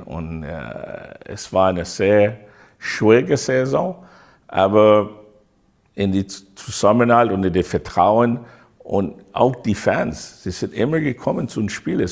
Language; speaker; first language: German; non-native, fluent; English